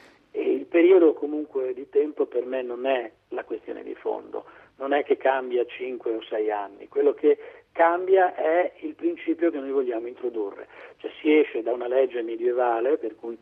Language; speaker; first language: Italian; native; Italian